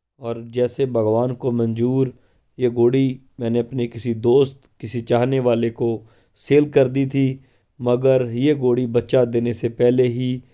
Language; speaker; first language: Hindi; non-native, local second language; Punjabi